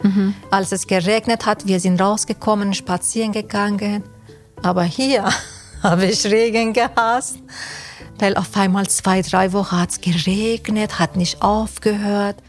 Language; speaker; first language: German; non-native, fluent; Persian